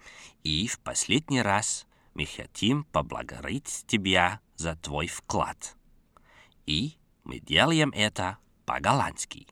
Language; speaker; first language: Russian; non-native, fluent; Dutch